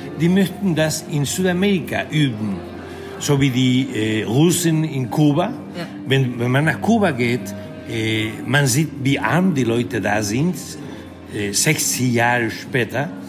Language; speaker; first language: German; non-native, fluent; Spanish